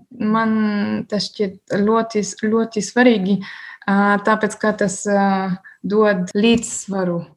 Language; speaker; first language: Latvian; non-native, learner; German